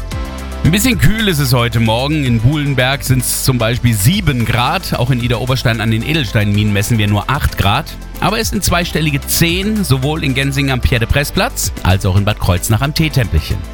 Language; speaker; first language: German; native; German